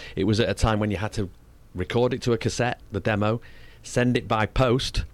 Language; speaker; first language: English; native; English